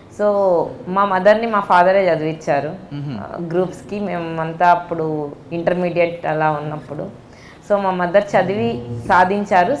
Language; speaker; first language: Telugu; native; Telugu